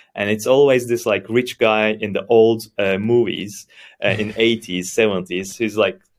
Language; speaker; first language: English; non-native, fluent; Turkish